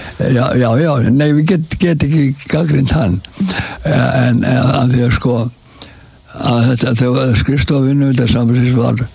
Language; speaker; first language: Icelandic; native; Icelandic